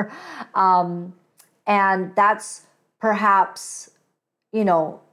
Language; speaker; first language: English; native; English